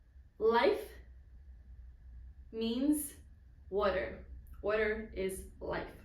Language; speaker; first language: English; non-native, fluent; Polish